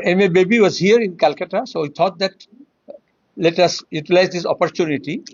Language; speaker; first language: English; non-native, local second language; Bangla